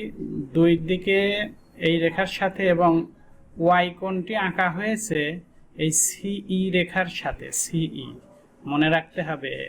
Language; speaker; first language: Bangla; native; Bangla